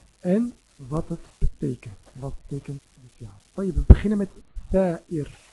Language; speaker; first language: Dutch; non-native, fluent; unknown